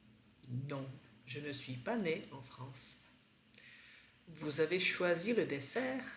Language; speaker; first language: French; non-native, fluent; Czech